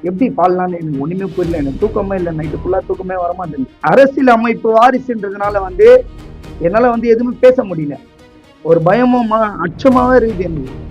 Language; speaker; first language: Tamil; native; Tamil